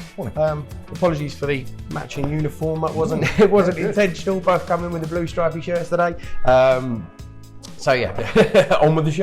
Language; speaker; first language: English; native; English